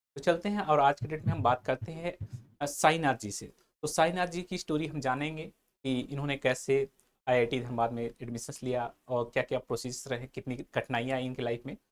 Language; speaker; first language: Hindi; native; Hindi